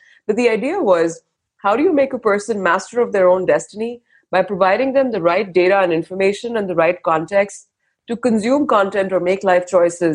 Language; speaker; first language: English; non-native, local second language; Hindi